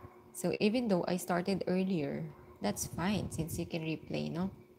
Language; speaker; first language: English; non-native, local second language; Filipino